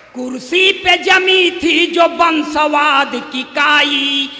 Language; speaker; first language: Hindi; native; Hindi